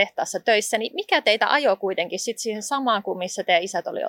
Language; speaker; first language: Finnish; native; Finnish